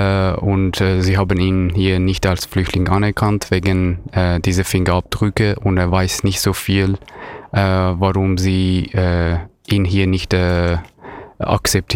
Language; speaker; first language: German; non-native, fluent; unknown